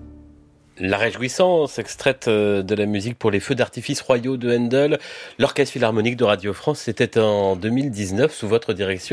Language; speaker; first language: French; native; French